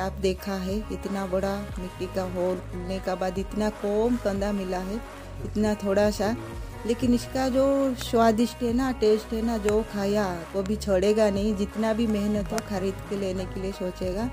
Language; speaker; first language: Hindi; non-native, local second language; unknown